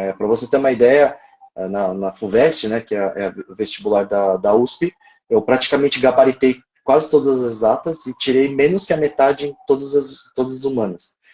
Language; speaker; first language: Portuguese; early bilingual, other home language; Japanese